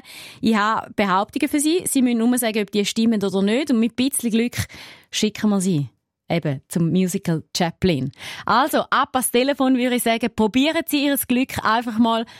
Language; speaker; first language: German; native; German